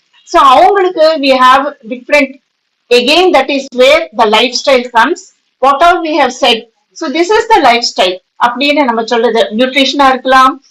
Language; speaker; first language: Tamil; native; Tamil